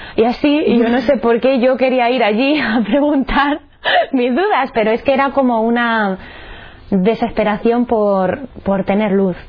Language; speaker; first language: Spanish; native; Spanish